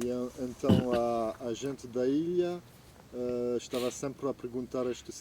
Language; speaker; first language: Portuguese; non-native, fluent; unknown